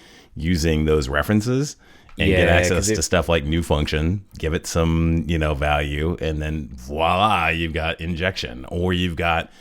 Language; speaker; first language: English; native; English